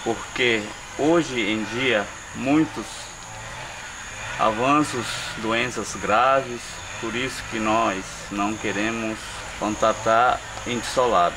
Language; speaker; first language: Portuguese; non-native, local second language; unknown